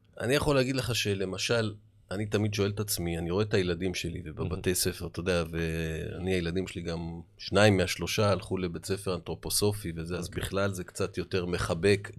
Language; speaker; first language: Hebrew; native; Hebrew